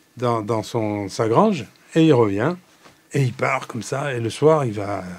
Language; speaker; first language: French; native; French